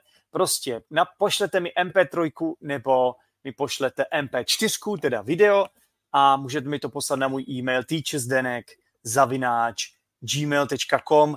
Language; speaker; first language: Czech; native; Czech